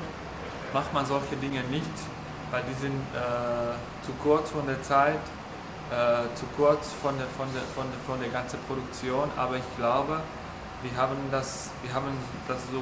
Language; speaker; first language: German; non-native, fluent; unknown